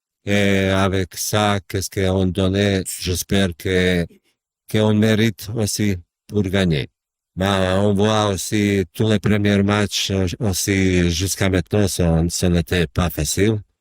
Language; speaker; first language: French; non-native, learner; Bosnian